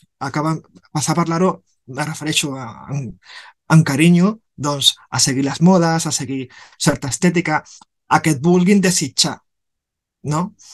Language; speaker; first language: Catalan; non-native, local second language; Spanish